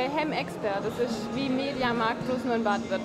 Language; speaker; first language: German; native; German